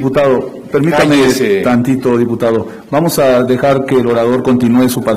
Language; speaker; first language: Spanish; native; Spanish